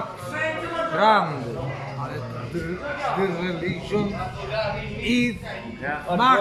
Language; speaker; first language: English; non-native, learner; Italian